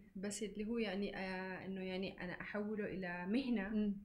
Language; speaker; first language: Arabic; native; Arabic